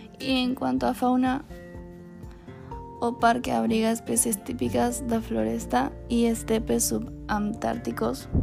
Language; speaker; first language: Spanish; non-native, learner; Portuguese